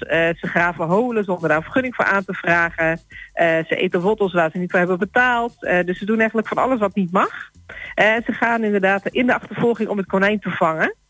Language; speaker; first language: Dutch; native; Dutch